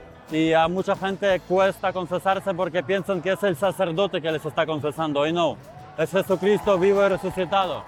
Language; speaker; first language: Spanish; non-native, fluent; Ukrainian